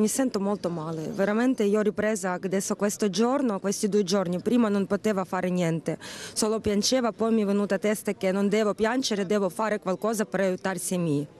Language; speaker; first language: Italian; non-native, learner; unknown